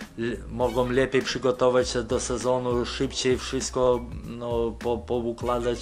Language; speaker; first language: Polish; non-native, fluent; Lithuanian